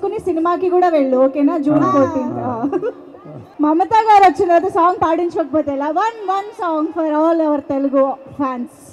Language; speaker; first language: Telugu; native; Telugu